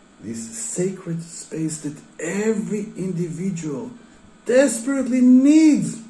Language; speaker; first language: English; non-native, fluent; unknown